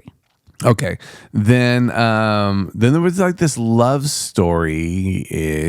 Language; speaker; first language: English; native; English